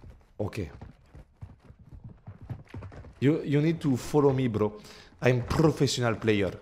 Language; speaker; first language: English; non-native, learner; French